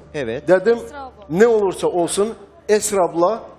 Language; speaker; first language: Turkish; non-native, learner; Turkmen